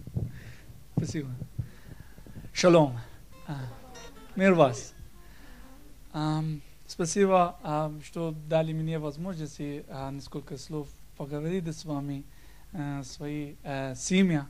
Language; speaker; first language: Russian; non-native, learner; Persian